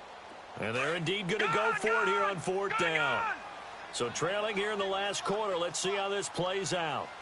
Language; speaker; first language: English; native; English